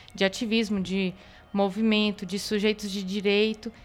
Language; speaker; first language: Portuguese; native; Portuguese